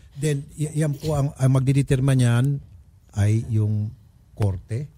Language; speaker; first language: Filipino; native; Filipino